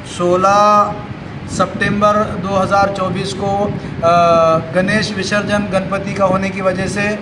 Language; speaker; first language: Urdu; native; Urdu